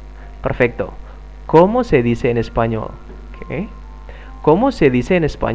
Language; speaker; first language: Spanish; non-native, fluent; Indonesian